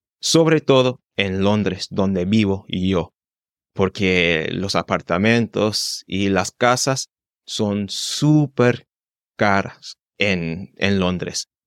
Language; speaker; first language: Spanish; non-native, fluent; English